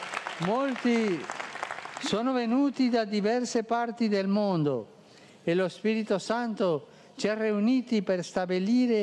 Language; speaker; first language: Italian; non-native, fluent; Spanish